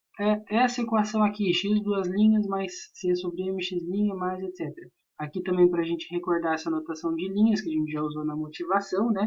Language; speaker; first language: Portuguese; native; Portuguese